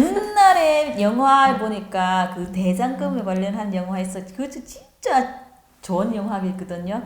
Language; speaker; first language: Korean; non-native, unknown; Vietnamese